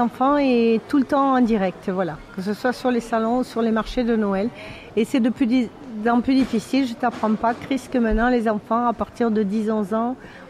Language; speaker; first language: French; native; French